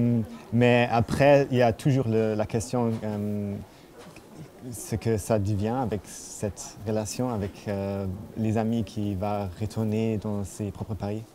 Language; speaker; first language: French; non-native, fluent; German